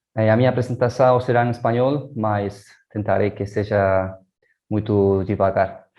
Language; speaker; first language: Portuguese; non-native, learner; Spanish